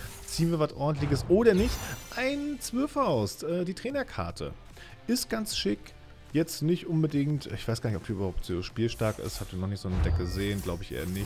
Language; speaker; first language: German; native; German